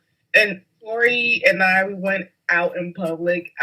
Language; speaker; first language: English; native; English